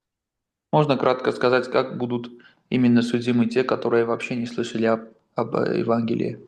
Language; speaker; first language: Russian; non-native, local second language; Armenian